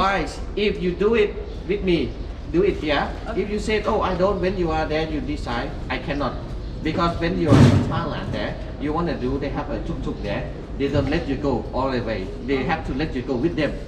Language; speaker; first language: English; non-native, learner; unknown